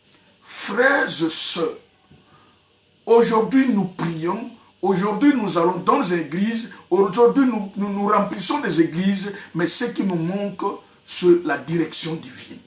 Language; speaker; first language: French; non-native, local second language; Lingala